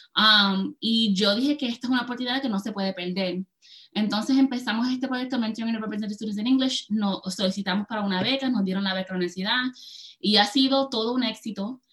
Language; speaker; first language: Spanish; early bilingual, heritage; Spanish